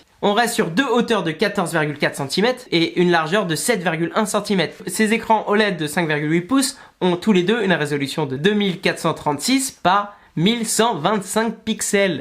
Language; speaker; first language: French; native; French